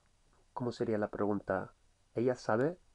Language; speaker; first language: Spanish; non-native, fluent; English